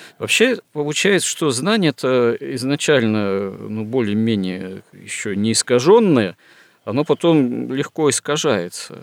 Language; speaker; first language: Russian; native; Russian